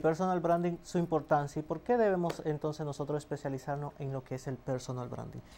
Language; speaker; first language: Spanish; native; Spanish